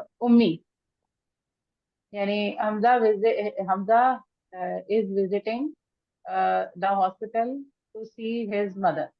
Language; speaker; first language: English; non-native, learner; Urdu